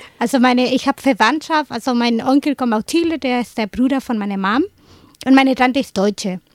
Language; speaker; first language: German; non-native, fluent; Spanish